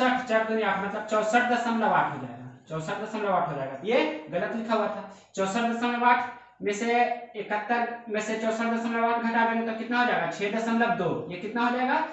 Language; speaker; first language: Hindi; native; Hindi